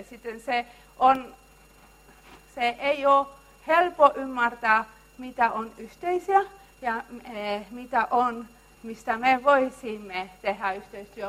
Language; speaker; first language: Finnish; non-native, learner; Spanish